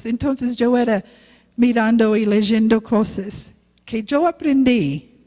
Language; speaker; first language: Spanish; non-native, learner; English